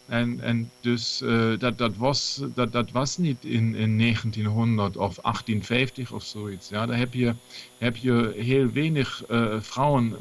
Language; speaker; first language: Dutch; non-native, learner; German